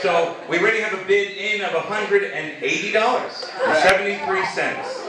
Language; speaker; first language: English; native; English